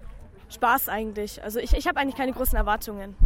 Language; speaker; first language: German; native; German